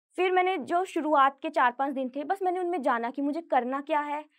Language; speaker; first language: Hindi; native; Hindi